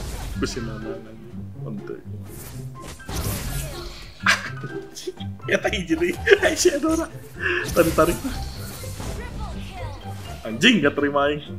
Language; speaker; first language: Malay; non-native, local second language; Sundanese